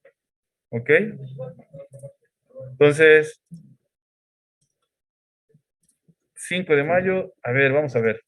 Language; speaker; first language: Spanish; native; Spanish